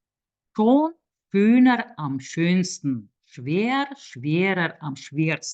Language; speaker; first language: German; non-native, fluent; Lithuanian